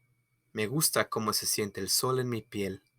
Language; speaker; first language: Spanish; non-native, fluent; English